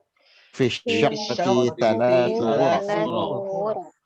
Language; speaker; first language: Arabic; non-native, learner; Indonesian